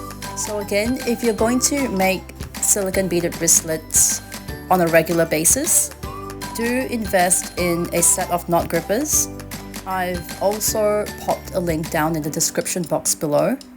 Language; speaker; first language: English; native; English